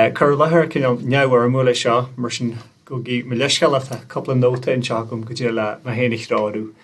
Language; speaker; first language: Irish; native; Irish